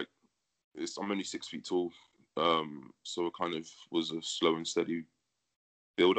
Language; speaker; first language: English; native; English